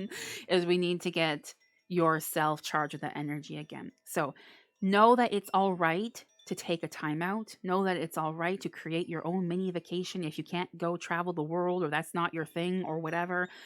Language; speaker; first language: English; native; English